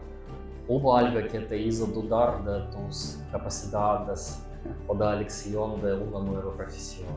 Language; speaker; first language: Spanish; non-native, learner; Russian